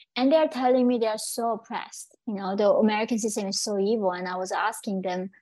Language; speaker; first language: English; early bilingual, other home language; Korean